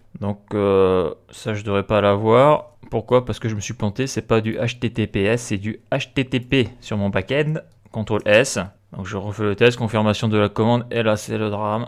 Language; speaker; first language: French; native; French